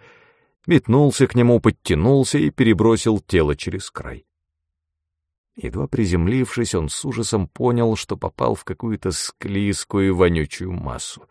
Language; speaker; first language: Russian; native; Russian